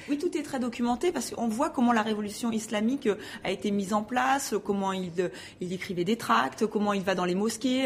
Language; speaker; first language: French; native; French